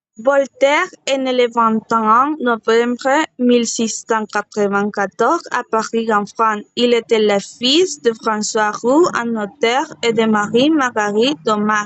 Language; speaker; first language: French; non-native, learner; Spanish